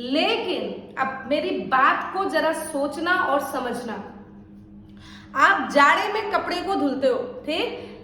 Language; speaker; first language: Hindi; native; Hindi